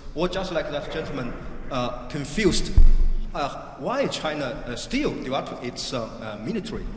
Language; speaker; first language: English; non-native, fluent; Chinese